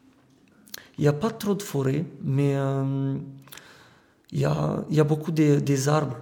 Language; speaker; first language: French; non-native, fluent; Romanian